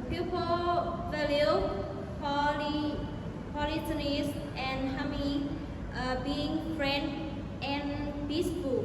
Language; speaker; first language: English; non-native, learner; Vietnamese